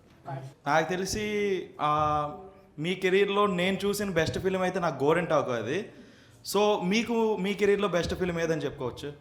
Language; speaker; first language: Telugu; native; Telugu